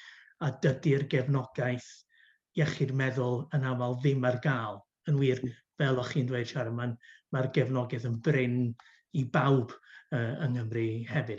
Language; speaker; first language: Welsh; native; Welsh